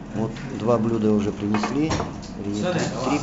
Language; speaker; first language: Russian; native; Russian